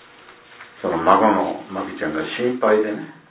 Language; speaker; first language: Japanese; native; Japanese